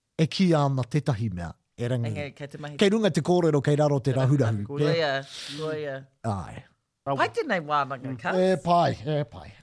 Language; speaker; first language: Māori; non-native, local second language; English